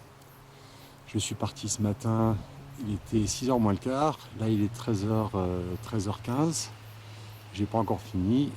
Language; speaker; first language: French; native; French